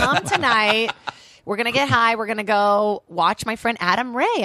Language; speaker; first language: English; non-native, fluent; Portuguese